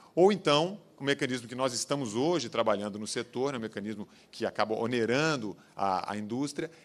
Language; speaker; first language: Portuguese; native; Portuguese